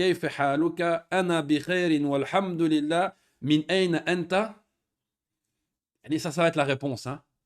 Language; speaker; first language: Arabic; non-native, fluent; French